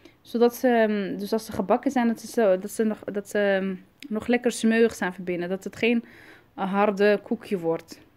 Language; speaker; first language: Dutch; early bilingual, other home language; Arabic